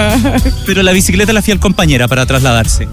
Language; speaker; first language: Spanish; native; Spanish